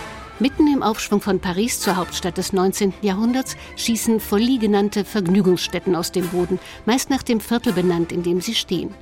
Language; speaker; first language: German; native; German